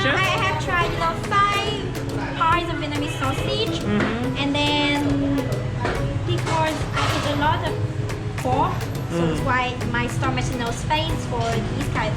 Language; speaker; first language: English; non-native, local second language; Vietnamese